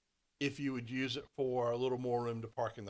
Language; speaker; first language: English; native; English